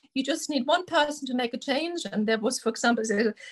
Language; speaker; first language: English; non-native, fluent; German